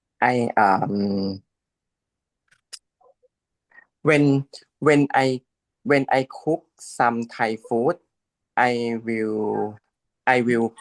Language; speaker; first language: English; non-native, learner; Thai